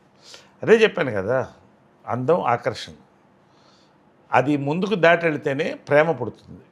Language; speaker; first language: Telugu; native; Telugu